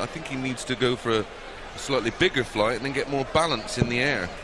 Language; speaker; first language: English; native; English